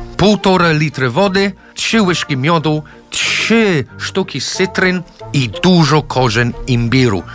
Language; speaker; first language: Polish; non-native, fluent; English